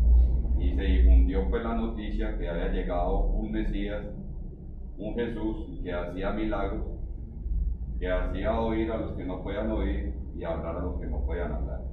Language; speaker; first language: Spanish; native; Spanish